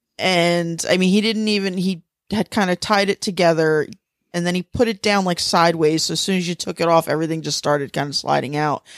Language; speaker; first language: English; native; English